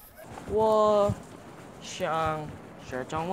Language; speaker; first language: Chinese; non-native, learner; English